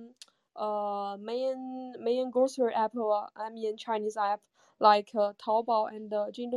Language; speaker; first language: English; non-native, learner; Chinese